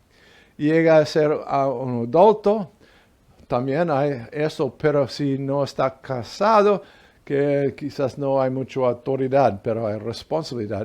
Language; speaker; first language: Spanish; non-native, fluent; English